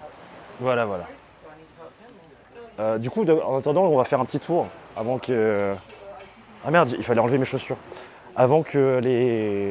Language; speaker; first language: French; native; French